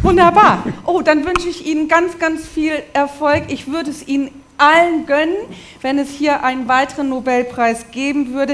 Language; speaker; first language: German; native; German